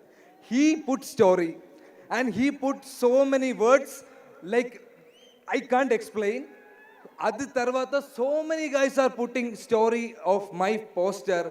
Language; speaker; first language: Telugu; non-native, learner; Malayalam